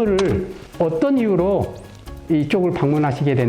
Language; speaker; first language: Korean; native; Korean